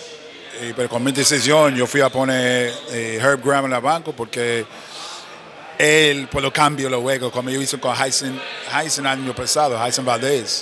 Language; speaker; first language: Spanish; non-native, learner; English